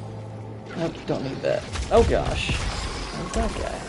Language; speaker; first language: English; native; English